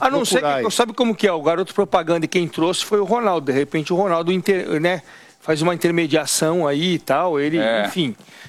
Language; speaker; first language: Portuguese; native; Portuguese